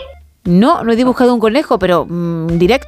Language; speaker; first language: Spanish; native; Spanish